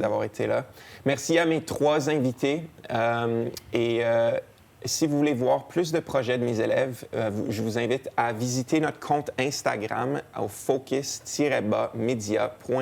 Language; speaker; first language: French; native; French